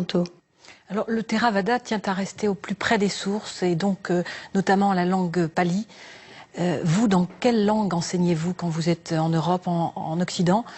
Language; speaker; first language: French; native; French